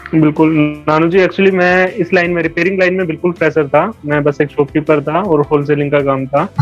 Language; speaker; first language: Hindi; native; Hindi